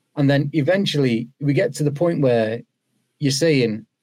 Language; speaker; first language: English; native; English